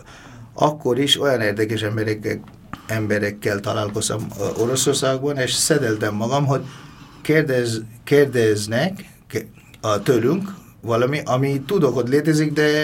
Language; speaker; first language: Hungarian; non-native, fluent; Bangla